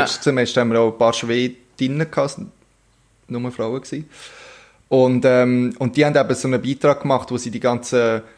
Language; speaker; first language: German; native; German